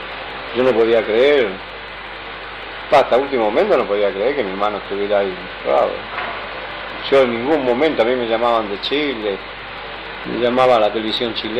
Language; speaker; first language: Spanish; native; Spanish